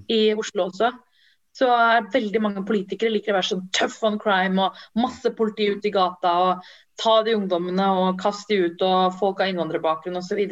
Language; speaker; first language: Norwegian; early bilingual, other home language; Tamil